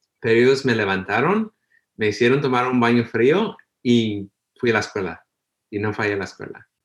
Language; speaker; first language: Spanish; early bilingual, heritage; Spanish